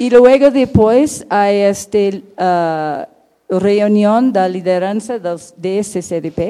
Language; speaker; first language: Spanish; non-native, fluent; English